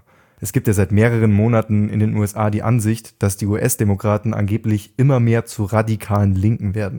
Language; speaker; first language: German; native; German